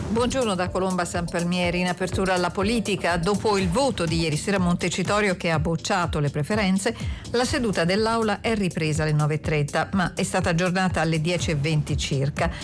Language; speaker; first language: Italian; native; Italian